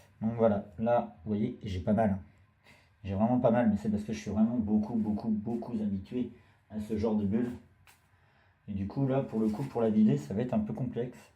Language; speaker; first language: French; native; French